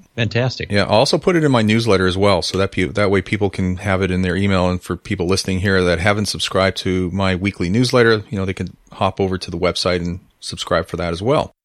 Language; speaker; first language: English; native; English